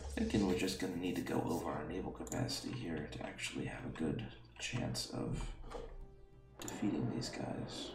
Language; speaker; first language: English; native; English